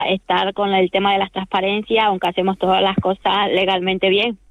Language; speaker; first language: Spanish; native; Spanish